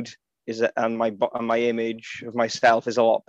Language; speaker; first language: English; native; English